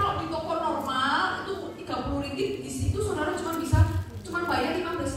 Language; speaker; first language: Indonesian; native; Indonesian